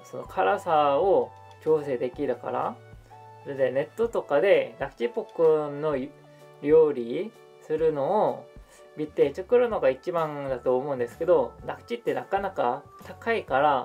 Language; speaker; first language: Japanese; non-native, fluent; Korean